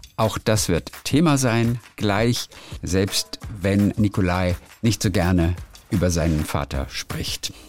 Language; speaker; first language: German; native; German